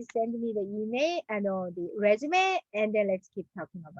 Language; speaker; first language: English; non-native, learner; Korean